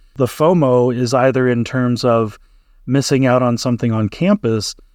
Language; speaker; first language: English; native; English